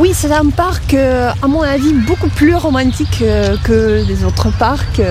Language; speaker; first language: French; non-native, fluent; Russian